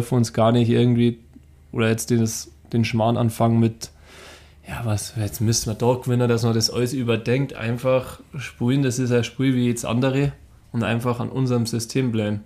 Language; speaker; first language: German; native; German